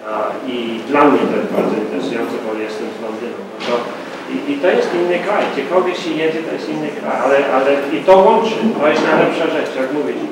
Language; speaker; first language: Polish; early bilingual, heritage; Polish